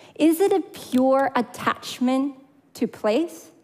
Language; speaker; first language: English; non-native, fluent; Russian